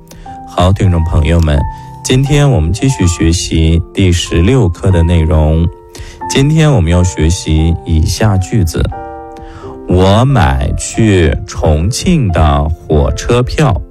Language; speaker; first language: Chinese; non-native, local second language; Uyghur